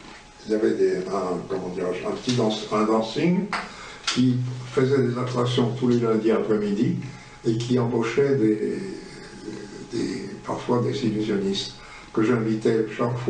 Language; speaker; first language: French; native; French